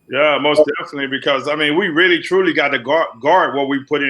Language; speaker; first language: English; native; English